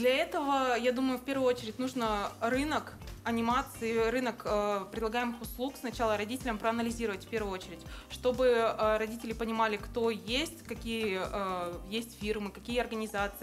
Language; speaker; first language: Russian; native; Russian